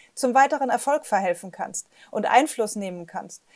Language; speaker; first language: German; native; German